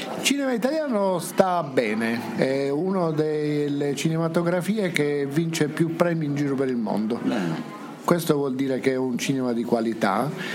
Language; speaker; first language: Italian; native; Italian